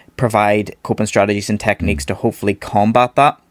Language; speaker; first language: English; native; English